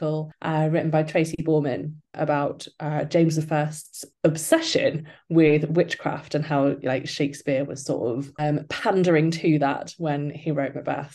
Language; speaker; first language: English; native; English